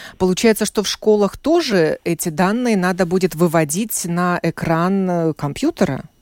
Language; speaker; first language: Russian; native; Russian